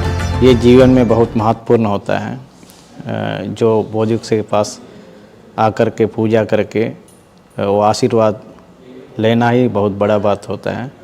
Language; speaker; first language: Hindi; non-native, fluent; Sinhala